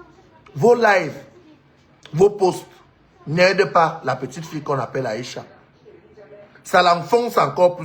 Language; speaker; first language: French; non-native, local second language; Lingala